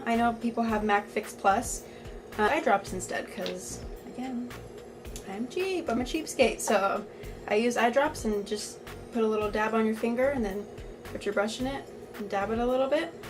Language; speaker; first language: English; native; English